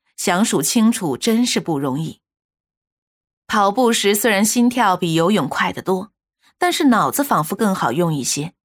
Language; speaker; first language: Chinese; native; Chinese